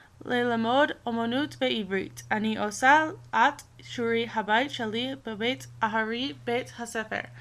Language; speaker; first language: Hebrew; non-native, learner; English